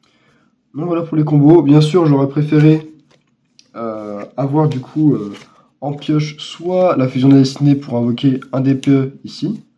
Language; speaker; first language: French; native; French